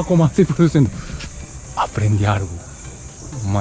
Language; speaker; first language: Spanish; non-native, learner; Japanese